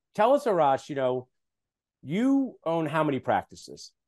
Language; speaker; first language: English; native; English